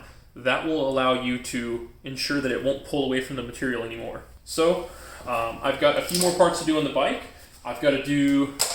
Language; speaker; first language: English; native; English